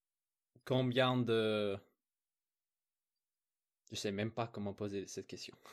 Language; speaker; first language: French; non-native, fluent; English